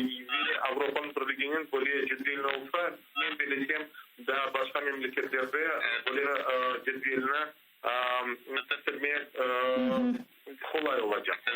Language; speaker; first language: Turkish; non-native, learner; Crimean Tatar